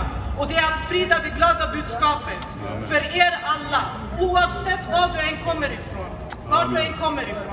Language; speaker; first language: Swedish; non-native, fluent; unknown